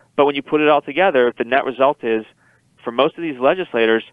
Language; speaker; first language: English; native; English